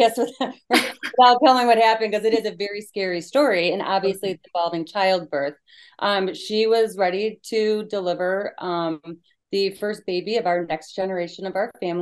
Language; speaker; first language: English; native; English